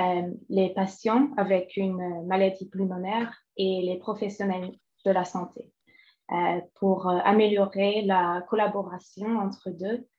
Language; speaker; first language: French; non-native, fluent; English